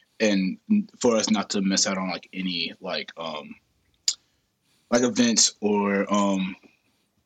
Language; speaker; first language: English; native; English